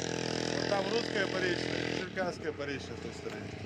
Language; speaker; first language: Russian; native; Russian